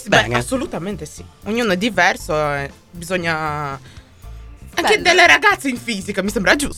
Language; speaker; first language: Italian; native; Italian